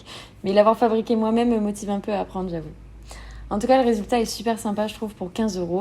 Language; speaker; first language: French; native; French